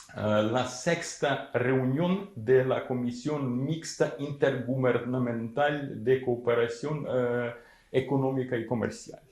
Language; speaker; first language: Spanish; non-native, fluent; Ukrainian